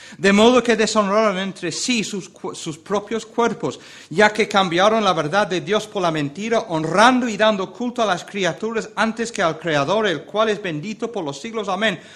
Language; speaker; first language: Spanish; non-native, fluent; English